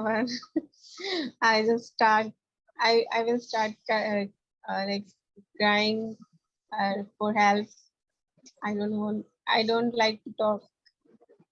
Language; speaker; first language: English; non-native, learner; Hindi